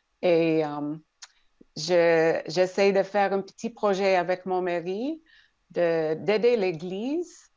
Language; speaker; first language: French; non-native, local second language; English